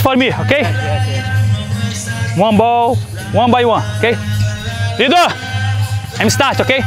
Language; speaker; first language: English; non-native, learner; Portuguese